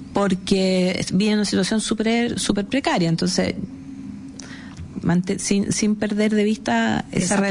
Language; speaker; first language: Spanish; native; Spanish